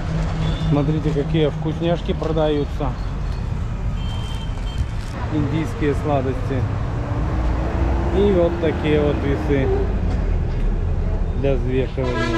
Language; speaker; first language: Russian; native; Russian